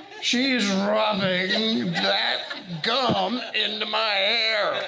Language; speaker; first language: English; native; English